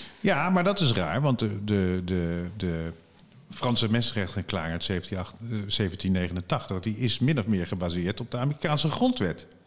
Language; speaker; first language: Dutch; native; Dutch